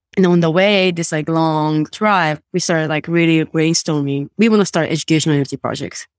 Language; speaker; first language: English; non-native, fluent; Japanese